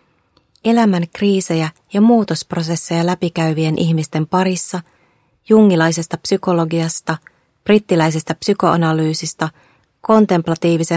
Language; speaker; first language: Finnish; native; Finnish